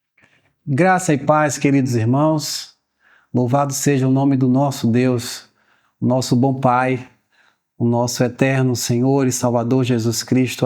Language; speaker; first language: Portuguese; native; Portuguese